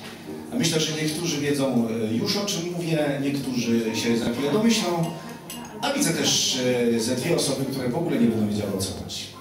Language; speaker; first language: Polish; native; Polish